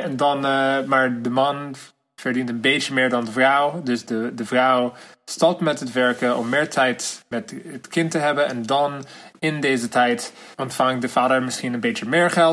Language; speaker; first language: Dutch; non-native, learner; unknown